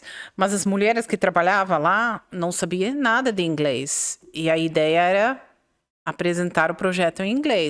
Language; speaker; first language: Portuguese; non-native, fluent; Dutch